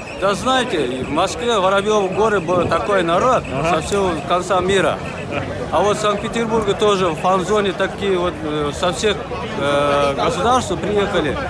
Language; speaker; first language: Russian; non-native, fluent; Uzbek